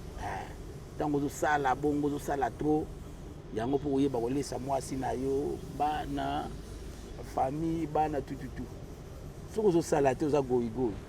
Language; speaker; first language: Lingala; non-native, local second language; Kongo